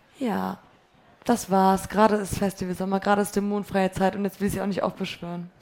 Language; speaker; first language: German; early bilingual, other home language; Polish